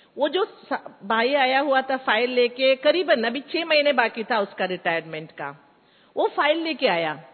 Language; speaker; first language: Hindi; non-native, local second language; Kannada